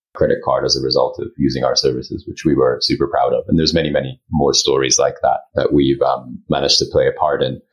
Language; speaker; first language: English; early bilingual, other home language; Japanese